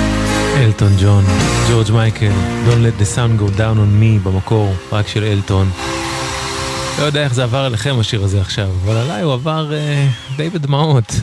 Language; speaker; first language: Hebrew; native; Hebrew